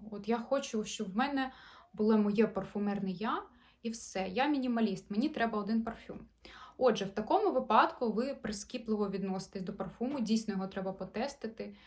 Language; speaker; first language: Ukrainian; non-native, local second language; Russian